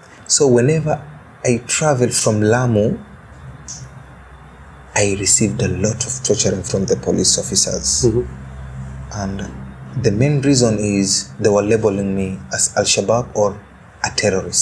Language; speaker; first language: English; non-native, local second language; Swahili